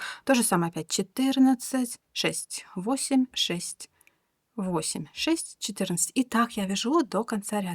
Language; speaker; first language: Russian; native; Russian